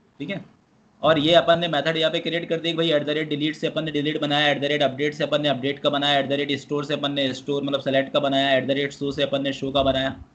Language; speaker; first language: Hindi; native; Hindi